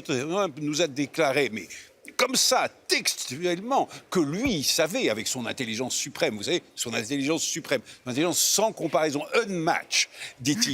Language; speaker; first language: French; native; French